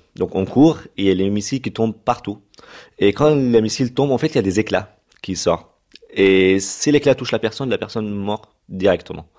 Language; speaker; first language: French; non-native, fluent; Arabic